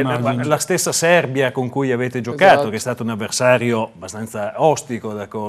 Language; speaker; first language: Italian; native; Italian